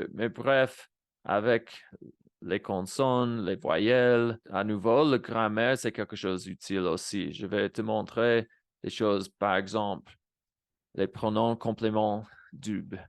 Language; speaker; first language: French; non-native, fluent; Spanish